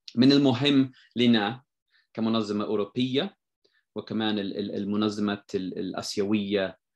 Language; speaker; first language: Arabic; non-native, fluent; English